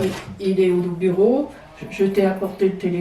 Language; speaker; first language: French; native; French